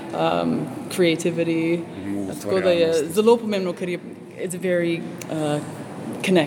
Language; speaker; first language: Slovenian; early bilingual, heritage; Slovenian